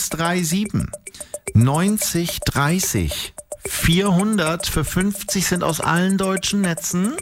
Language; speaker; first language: German; native; German